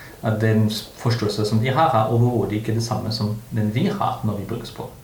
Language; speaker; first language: Norwegian; non-native, fluent; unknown